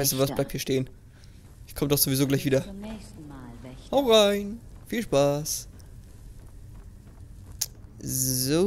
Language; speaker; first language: German; native; German